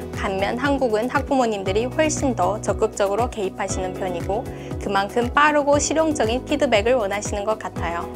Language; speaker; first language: Korean; non-native, fluent; Chinese